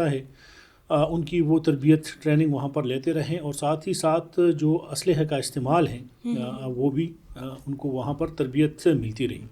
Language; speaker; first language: Urdu; non-native, local second language; Pashto